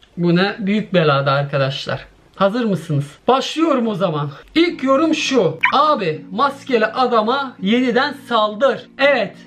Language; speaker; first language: Turkish; early bilingual, heritage; Turkish